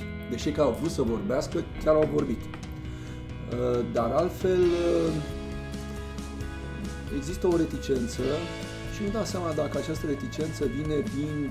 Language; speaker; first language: Romanian; native; Romanian